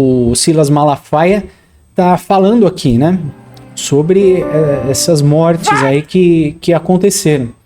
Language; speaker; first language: Portuguese; native; Portuguese